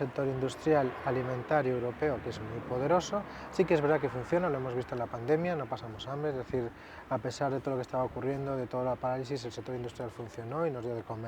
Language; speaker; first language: Spanish; native; Spanish